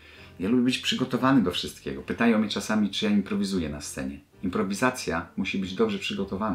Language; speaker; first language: Polish; native; Polish